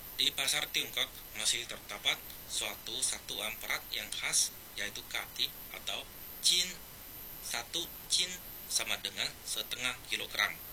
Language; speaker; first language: Malay; non-native, fluent; Chinese